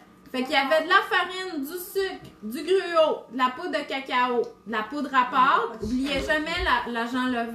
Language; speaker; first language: French; native; French